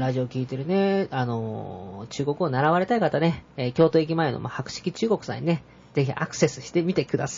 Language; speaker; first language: Japanese; native; Japanese